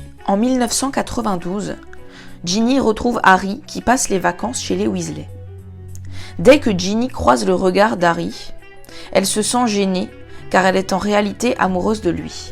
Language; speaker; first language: French; native; French